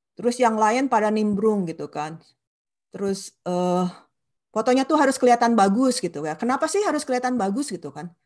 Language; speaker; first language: Indonesian; non-native, local second language; Sundanese